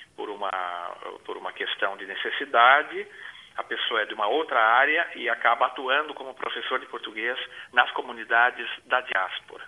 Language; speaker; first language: Portuguese; native; Portuguese